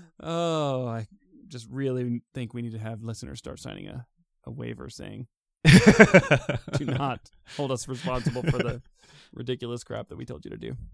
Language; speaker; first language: English; native; English